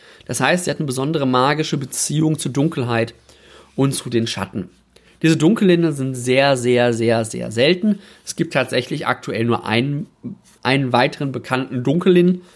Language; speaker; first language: German; native; German